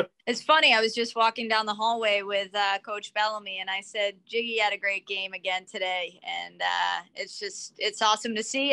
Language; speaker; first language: English; native; English